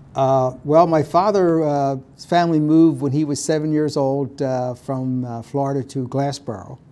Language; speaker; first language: English; native; English